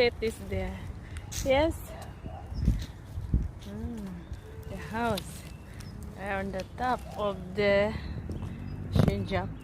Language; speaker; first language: English; non-native, learner; Filipino